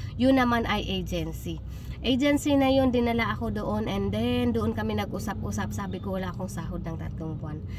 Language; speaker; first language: Filipino; native; Filipino